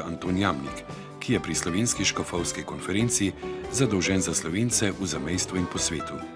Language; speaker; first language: Slovenian; native; Slovenian